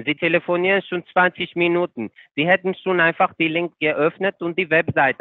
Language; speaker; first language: German; non-native, fluent; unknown